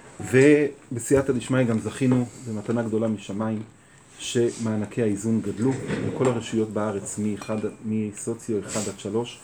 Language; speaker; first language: Hebrew; native; Hebrew